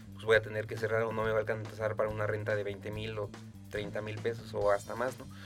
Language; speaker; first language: Spanish; native; Spanish